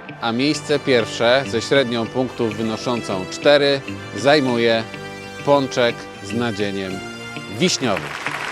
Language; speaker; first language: Polish; native; Polish